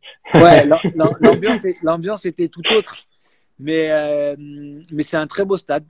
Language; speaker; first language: French; native; French